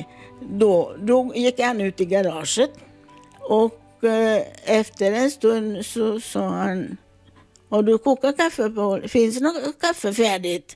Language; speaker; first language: Swedish; non-native, fluent; Italian